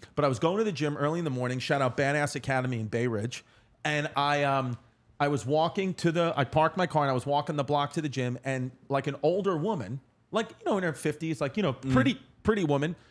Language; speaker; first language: English; native; English